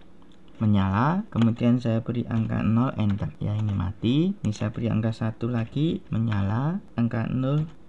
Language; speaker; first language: Indonesian; native; Indonesian